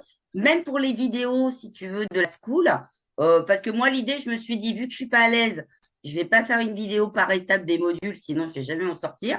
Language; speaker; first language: French; native; French